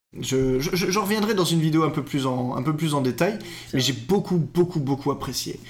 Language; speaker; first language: French; native; French